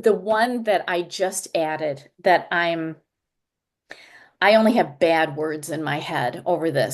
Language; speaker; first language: English; native; English